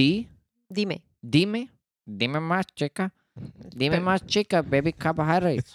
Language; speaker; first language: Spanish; non-native, learner; English